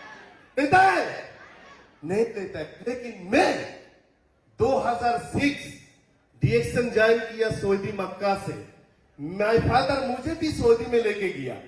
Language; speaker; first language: Hindi; non-native, learner; Bangla